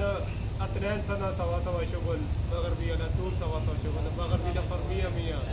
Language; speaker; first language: Arabic; non-native, learner; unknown